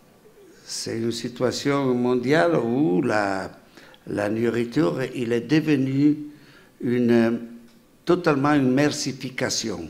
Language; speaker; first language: French; non-native, fluent; Italian